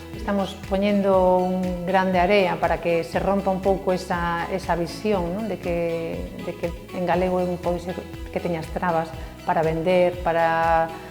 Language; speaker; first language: Galician; native; Galician